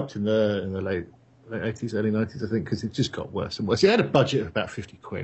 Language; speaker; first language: English; native; English